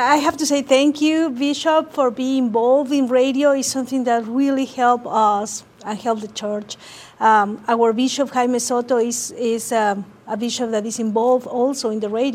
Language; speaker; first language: English; non-native, fluent; Spanish